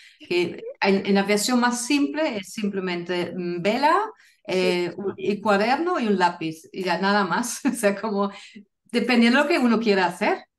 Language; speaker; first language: Spanish; non-native, fluent; German